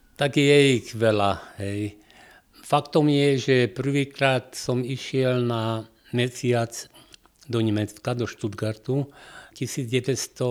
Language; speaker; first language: Slovak; non-native, local second language; Hungarian